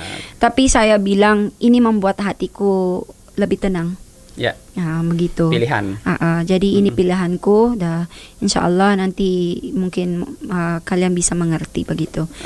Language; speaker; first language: Indonesian; non-native, fluent; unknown